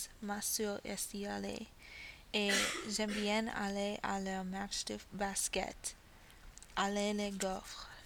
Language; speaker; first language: French; non-native, learner; English